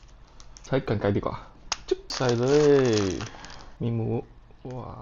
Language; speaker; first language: Thai; non-native, learner; English